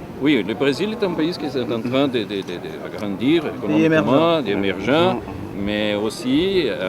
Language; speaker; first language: French; non-native, fluent; Portuguese